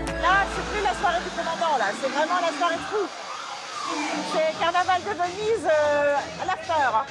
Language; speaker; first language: French; native; French